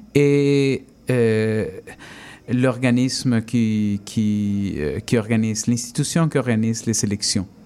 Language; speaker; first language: French; non-native, fluent; Spanish